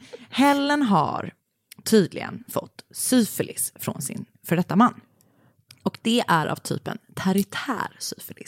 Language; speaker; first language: Swedish; native; Swedish